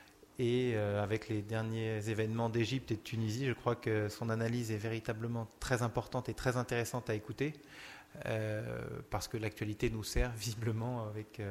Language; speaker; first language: French; native; French